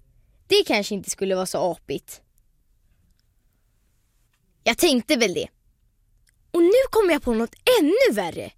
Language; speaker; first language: Swedish; native; Swedish